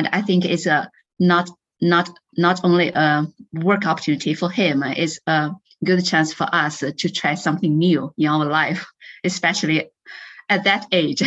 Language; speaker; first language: English; non-native, fluent; Chinese